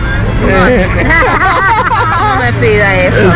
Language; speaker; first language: Spanish; non-native, fluent; Portuguese